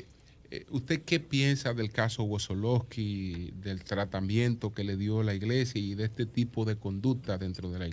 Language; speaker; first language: Spanish; native; Spanish